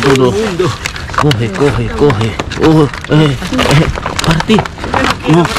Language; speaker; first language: Spanish; non-native, learner; Filipino